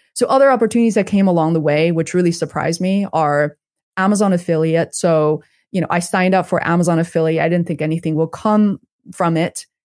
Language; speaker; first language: English; non-native, fluent; Chinese